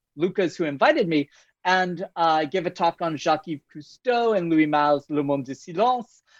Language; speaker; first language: English; native; English